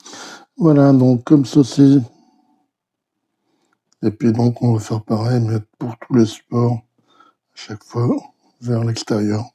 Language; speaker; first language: French; native; French